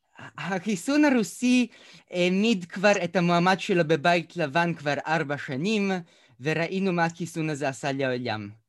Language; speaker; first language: Hebrew; early bilingual, other home language; Russian